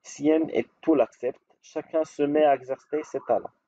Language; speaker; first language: French; non-native, local second language; Arabic